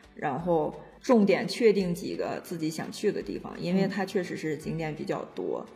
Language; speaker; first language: Chinese; native; Chinese